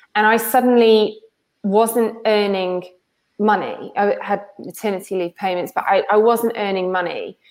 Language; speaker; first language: English; native; English